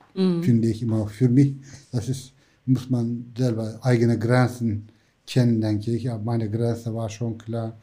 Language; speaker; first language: German; non-native, fluent; Turkish